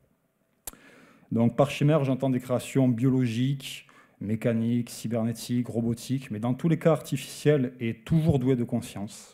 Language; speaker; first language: French; native; French